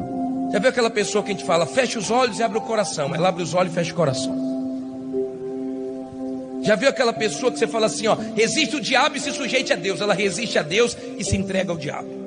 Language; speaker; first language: Portuguese; native; Portuguese